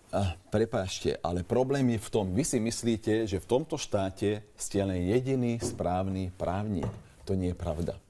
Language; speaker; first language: Slovak; non-native, local second language; Hungarian